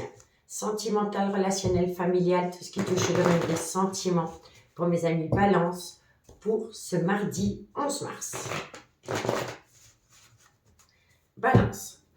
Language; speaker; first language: French; native; French